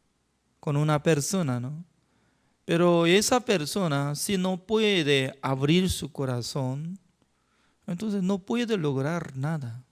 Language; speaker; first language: Spanish; non-native, learner; Korean